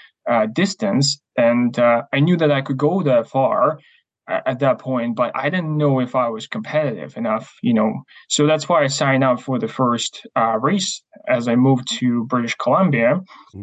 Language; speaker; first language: English; non-native, fluent; Ukrainian